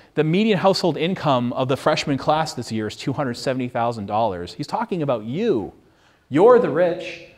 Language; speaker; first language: English; native; English